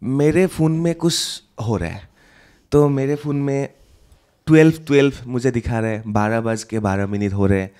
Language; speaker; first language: Hindi; non-native, local second language; Assamese